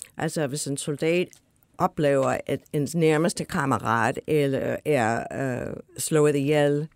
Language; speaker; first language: Danish; non-native, fluent; English